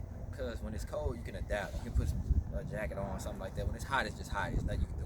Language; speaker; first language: English; native; English